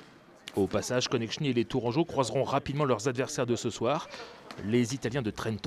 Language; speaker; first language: French; native; French